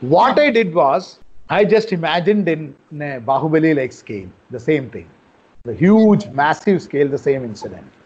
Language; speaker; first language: English; non-native, local second language; Malayalam